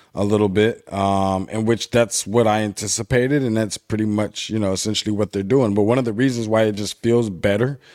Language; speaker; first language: English; native; English